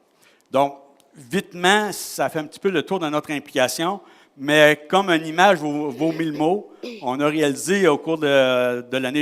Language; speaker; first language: French; native; French